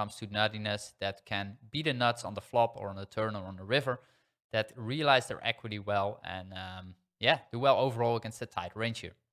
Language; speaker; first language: English; non-native, fluent; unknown